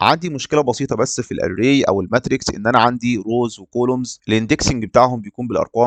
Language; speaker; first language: Arabic; native; Arabic